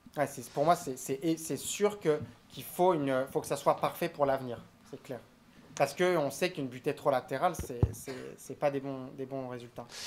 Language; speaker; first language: French; native; French